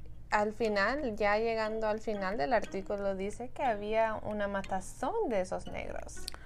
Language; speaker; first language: Spanish; early bilingual, heritage; Spanish